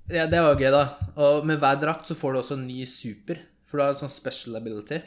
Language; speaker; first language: Norwegian; native; Norwegian